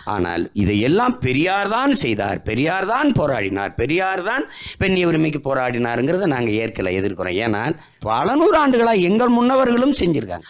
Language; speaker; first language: Tamil; native; Tamil